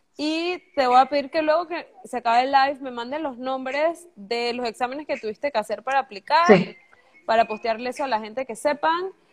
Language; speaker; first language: Spanish; native; Spanish